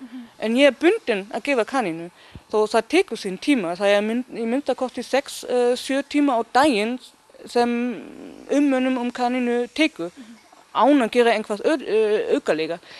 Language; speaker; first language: Icelandic; non-native, learner; Danish